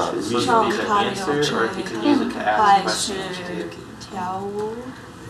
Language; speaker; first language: Chinese; non-native, learner; English